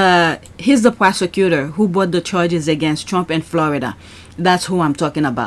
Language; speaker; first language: English; native; English